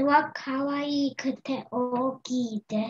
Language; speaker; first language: Japanese; non-native, learner; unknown